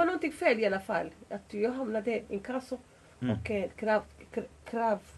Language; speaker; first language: Swedish; non-native, fluent; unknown